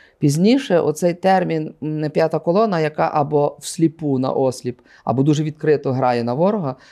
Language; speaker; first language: Ukrainian; native; Ukrainian